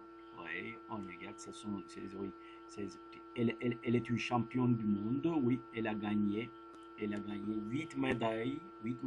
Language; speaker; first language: French; non-native, fluent; Turkish